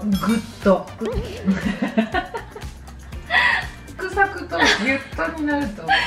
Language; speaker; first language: Japanese; native; Japanese